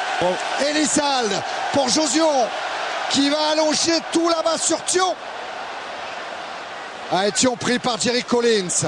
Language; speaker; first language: French; native; French